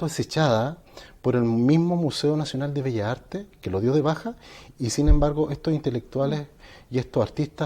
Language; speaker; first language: Spanish; native; Spanish